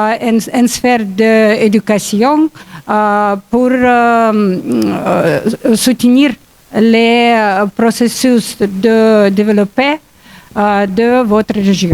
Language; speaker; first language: French; non-native, learner; Russian